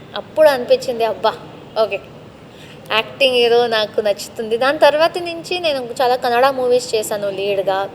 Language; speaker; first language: Telugu; non-native, local second language; Tamil